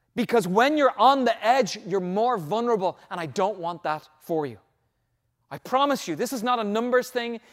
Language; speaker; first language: English; native; English